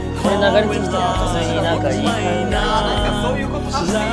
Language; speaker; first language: Japanese; non-native, fluent; Thai